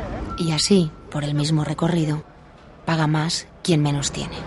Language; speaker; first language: Spanish; native; Spanish